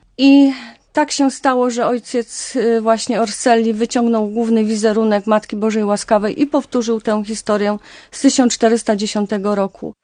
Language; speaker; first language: Polish; native; Polish